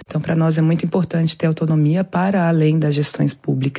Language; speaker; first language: Portuguese; native; Portuguese